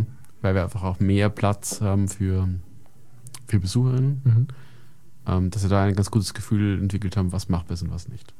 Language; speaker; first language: German; native; German